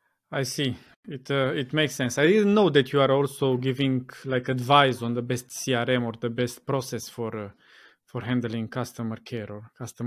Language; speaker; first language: English; non-native, fluent; Romanian